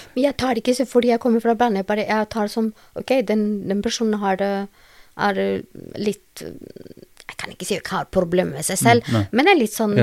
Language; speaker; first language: Norwegian; non-native, learner; Albanian